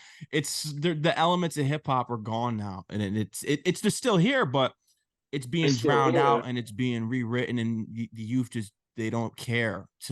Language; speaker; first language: English; native; English